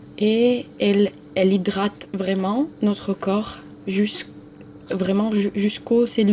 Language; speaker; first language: French; non-native, fluent; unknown